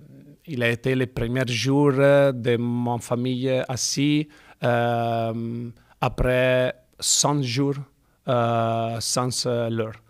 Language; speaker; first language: French; non-native, fluent; Italian